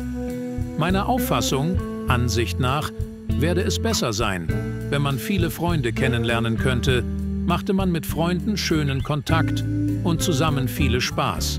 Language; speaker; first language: German; non-native, learner; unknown